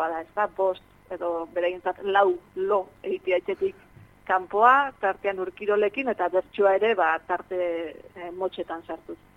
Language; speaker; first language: Basque; native; Basque